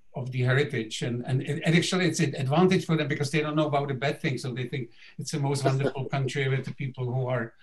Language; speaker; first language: English; non-native, fluent; Czech